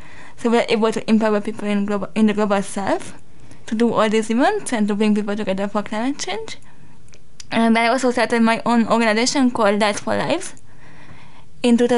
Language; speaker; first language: English; non-native, fluent; Hungarian